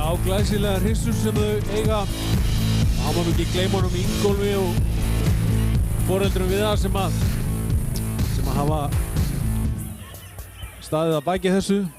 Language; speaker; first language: Icelandic; native; Icelandic